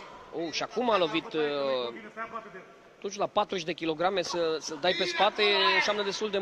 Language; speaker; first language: Romanian; native; Romanian